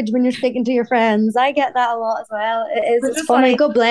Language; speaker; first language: English; native; English